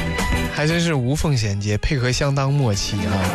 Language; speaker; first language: Chinese; native; Chinese